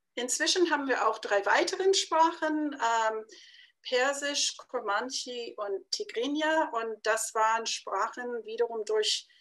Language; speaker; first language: German; non-native, fluent; English